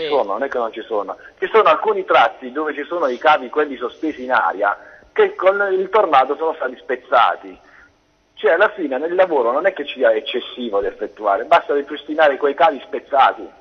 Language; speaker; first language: Italian; native; Italian